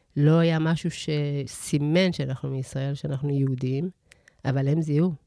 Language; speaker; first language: Hebrew; early bilingual, other home language; Amharic